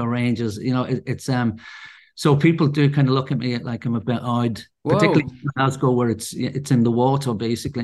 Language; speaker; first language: English; native; English